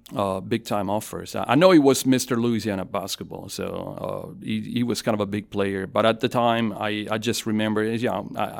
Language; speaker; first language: English; non-native, fluent; Italian